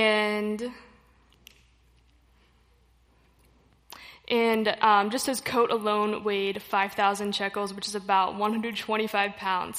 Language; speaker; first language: English; native; English